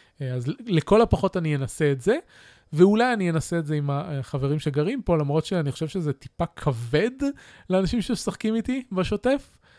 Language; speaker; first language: Hebrew; native; Hebrew